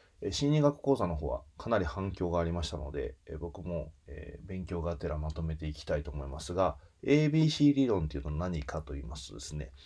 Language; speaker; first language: Japanese; native; Japanese